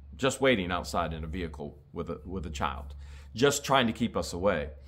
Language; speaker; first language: English; native; English